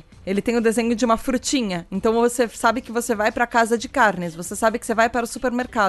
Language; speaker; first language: Portuguese; native; Portuguese